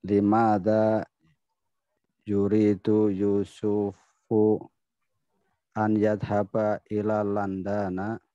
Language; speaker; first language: Arabic; non-native, learner; Indonesian